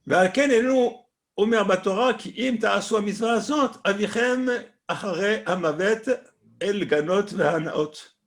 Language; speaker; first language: Hebrew; non-native, fluent; French